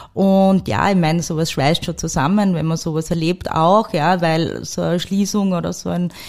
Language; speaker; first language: German; native; German